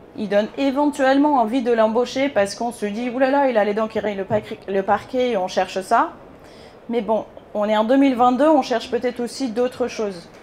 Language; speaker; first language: French; non-native, fluent; Bulgarian